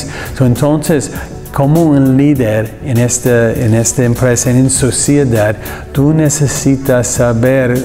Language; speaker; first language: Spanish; non-native, learner; English